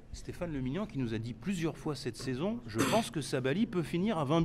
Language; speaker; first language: French; native; French